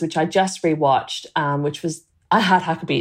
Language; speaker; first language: English; native; English